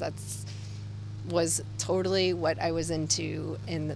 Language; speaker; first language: English; native; English